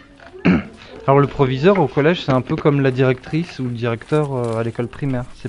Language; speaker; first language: French; native; French